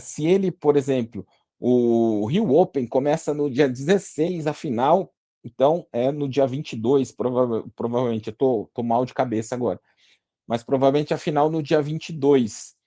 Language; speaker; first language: Portuguese; native; Portuguese